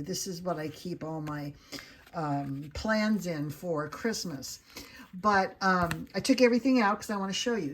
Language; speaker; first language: English; native; English